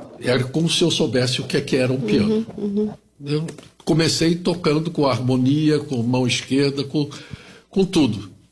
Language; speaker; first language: Portuguese; early bilingual, other home language; German